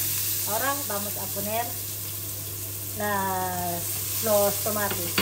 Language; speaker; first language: Spanish; non-native, learner; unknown